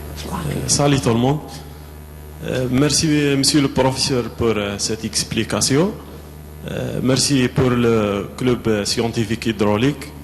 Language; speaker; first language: French; non-native, local second language; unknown